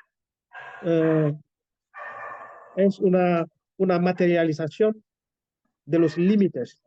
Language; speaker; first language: Spanish; non-native, fluent; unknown